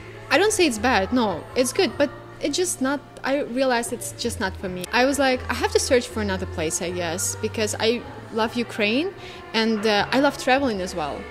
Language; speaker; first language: English; non-native, fluent; Ukrainian